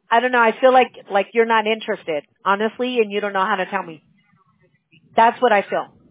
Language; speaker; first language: English; early bilingual, other home language; Spanish